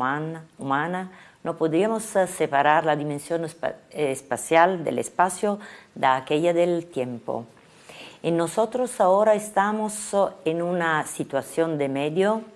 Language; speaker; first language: Spanish; non-native, fluent; Italian